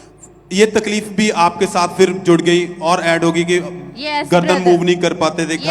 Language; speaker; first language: Hindi; native; Hindi